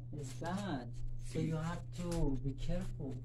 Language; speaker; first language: English; non-native, learner; Persian